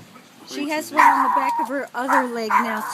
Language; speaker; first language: English; native; English